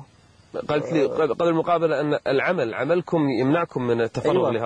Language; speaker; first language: Arabic; native; Arabic